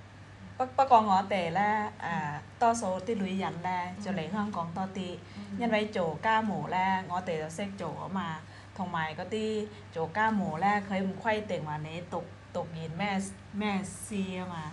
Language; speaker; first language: Cantonese; non-native, fluent; Thai